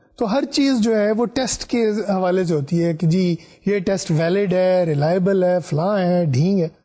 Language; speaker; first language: Urdu; non-native, local second language; Punjabi